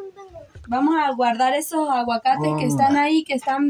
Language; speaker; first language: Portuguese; non-native, learner; Spanish